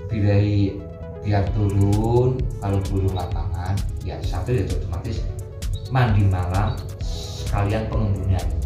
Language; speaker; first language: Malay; non-native, local second language; Javanese